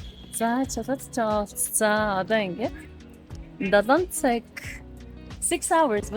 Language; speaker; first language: Mongolian; native; Mongolian